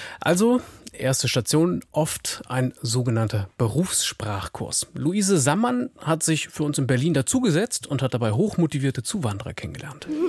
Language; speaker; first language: German; native; German